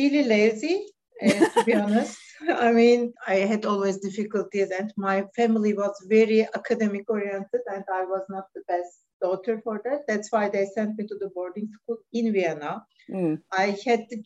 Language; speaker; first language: English; non-native, fluent; Turkish